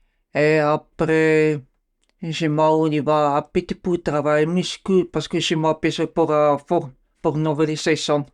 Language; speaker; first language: French; non-native, learner; Bulgarian